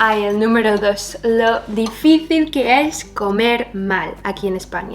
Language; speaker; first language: Spanish; non-native, fluent; English